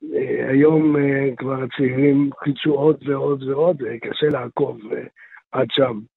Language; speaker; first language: Hebrew; early bilingual, other home language; Arabic